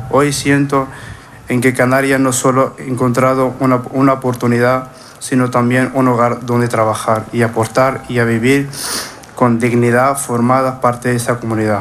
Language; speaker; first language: Spanish; non-native, fluent; Arabic